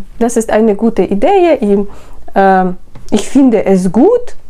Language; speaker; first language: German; non-native, fluent; Ukrainian